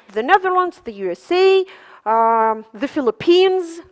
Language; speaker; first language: English; non-native, fluent; Russian